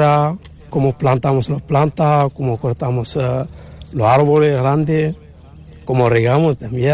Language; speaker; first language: Spanish; non-native, learner; Arabic